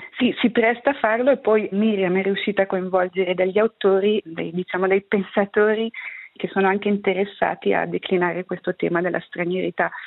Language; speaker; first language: Italian; native; Italian